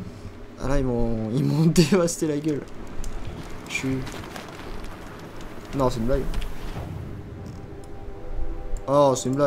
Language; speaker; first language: French; native; French